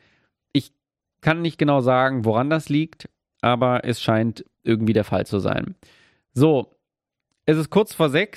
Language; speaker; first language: German; native; German